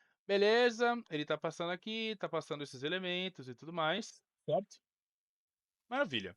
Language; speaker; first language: Portuguese; native; Portuguese